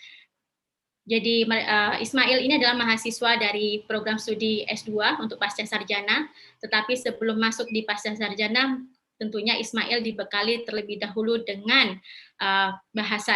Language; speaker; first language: Indonesian; native; Indonesian